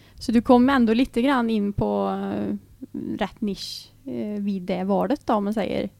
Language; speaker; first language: Swedish; native; Swedish